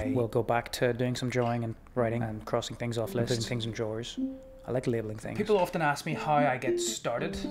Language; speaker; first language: English; native; English